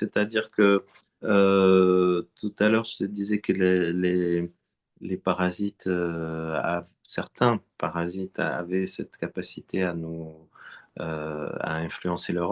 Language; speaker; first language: French; native; French